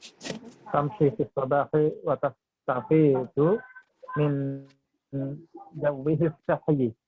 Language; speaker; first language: Arabic; non-native, learner; Indonesian